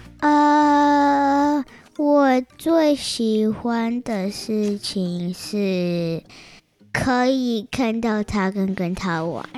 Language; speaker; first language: Chinese; early bilingual, heritage; Chinese